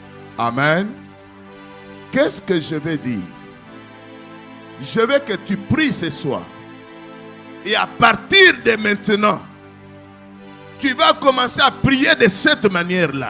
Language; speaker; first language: French; non-native, local second language; Lingala